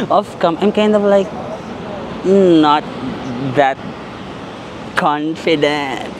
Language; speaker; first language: English; non-native, local second language; Filipino